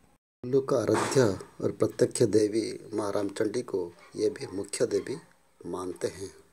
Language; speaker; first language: Hindi; non-native, local second language; Odia